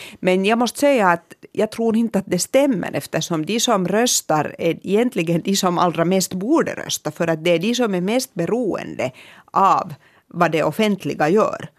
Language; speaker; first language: Swedish; native; Swedish